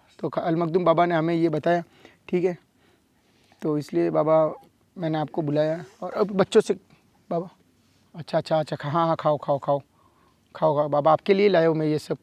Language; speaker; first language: Hindi; native; Hindi